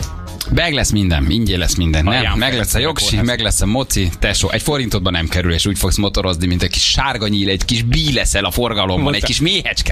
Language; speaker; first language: Hungarian; native; Hungarian